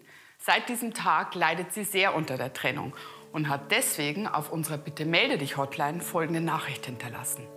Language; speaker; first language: German; native; German